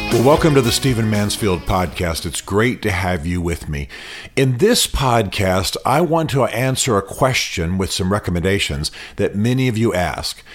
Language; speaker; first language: English; native; English